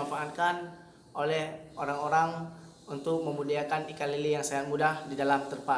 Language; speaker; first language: Indonesian; native; Indonesian